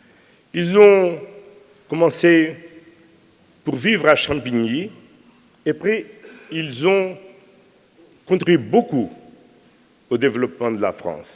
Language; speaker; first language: French; non-native, fluent; Portuguese